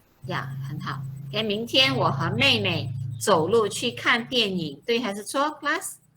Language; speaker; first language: Chinese; non-native, fluent; Malay